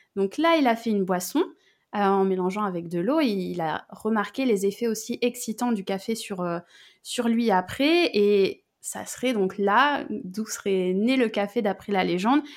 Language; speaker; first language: French; native; French